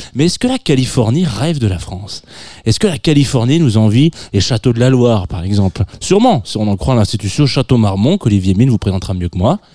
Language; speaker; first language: French; native; French